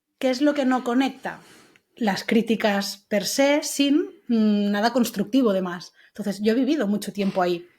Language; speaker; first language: Spanish; native; Spanish